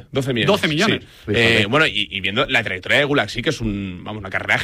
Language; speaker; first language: Spanish; native; Spanish